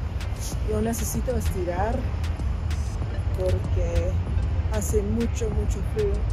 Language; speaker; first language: Spanish; non-native, learner; English